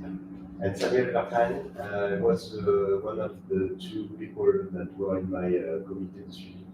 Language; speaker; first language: English; non-native, fluent; French